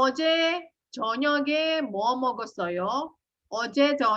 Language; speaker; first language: Korean; non-native, fluent; Indonesian